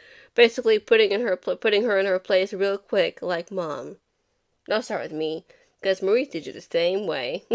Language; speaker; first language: English; native; English